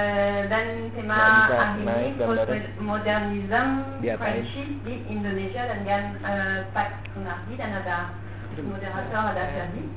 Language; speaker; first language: Indonesian; non-native, fluent; French